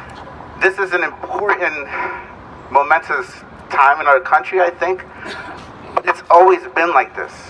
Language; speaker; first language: English; early bilingual, other home language; Spanish